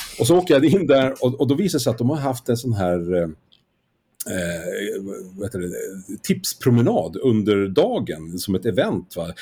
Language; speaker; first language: Swedish; native; Swedish